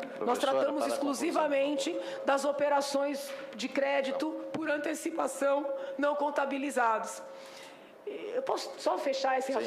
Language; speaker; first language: Portuguese; native; Portuguese